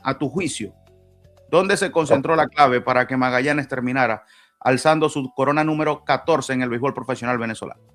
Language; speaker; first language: Spanish; native; Spanish